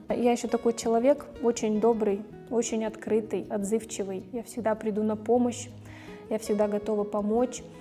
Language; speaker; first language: Russian; native; Russian